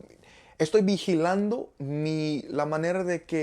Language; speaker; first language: Spanish; non-native, learner; English